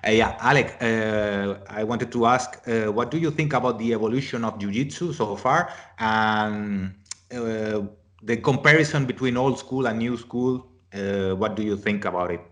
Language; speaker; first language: English; non-native, fluent; Spanish